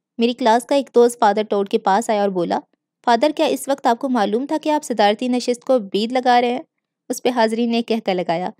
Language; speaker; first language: Urdu; native; Urdu